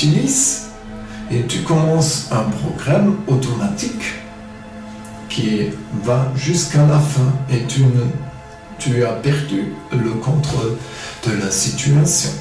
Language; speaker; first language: French; non-native, fluent; German